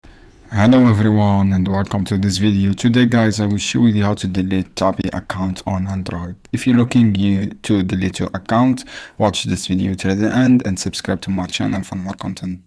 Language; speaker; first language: English; non-native, fluent; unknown